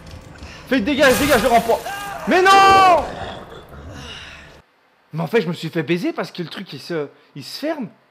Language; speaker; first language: French; native; French